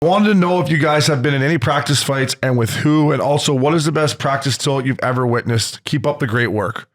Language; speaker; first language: English; native; English